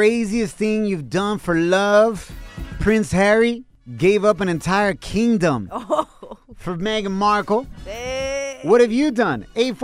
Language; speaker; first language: English; non-native, fluent; Spanish